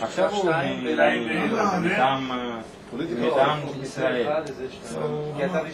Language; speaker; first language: Hebrew; non-native, fluent; Russian